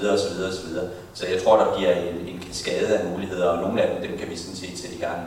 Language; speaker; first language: Danish; native; Danish